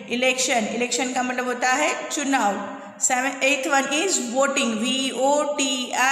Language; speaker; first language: Hindi; native; Hindi